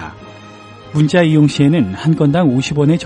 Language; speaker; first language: Korean; native; Korean